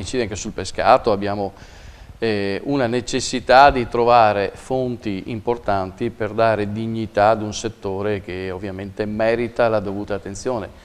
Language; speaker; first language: Italian; native; Italian